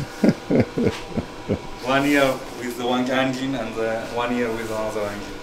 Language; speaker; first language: English; non-native, learner; Italian